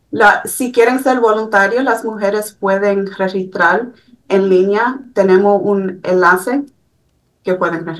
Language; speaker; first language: Spanish; early bilingual, heritage; Spanish